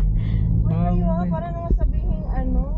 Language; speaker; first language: Filipino; non-native, local second language; Cebuano